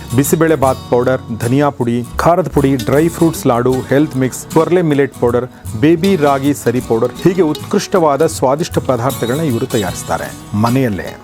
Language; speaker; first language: Kannada; native; Kannada